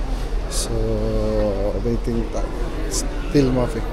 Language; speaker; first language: English; non-native, local second language; Filipino